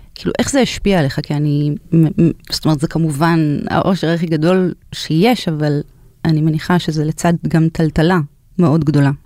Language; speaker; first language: Hebrew; native; Hebrew